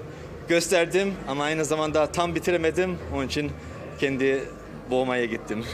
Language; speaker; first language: Turkish; early bilingual, heritage; Turkish